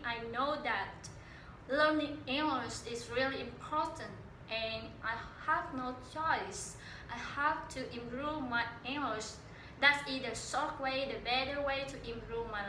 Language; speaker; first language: English; non-native, learner; Vietnamese